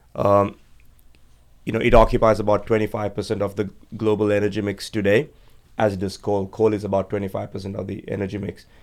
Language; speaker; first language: English; non-native, local second language; Sinhala